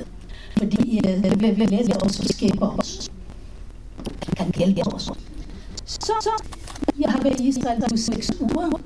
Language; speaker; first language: Danish; non-native, fluent; Hebrew